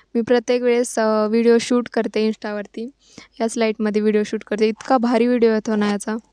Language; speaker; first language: Marathi; non-native, local second language; Lambadi